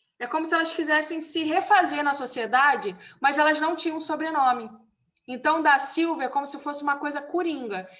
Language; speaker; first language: Portuguese; native; Portuguese